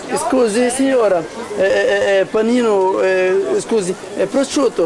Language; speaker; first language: Italian; non-native, learner; Portuguese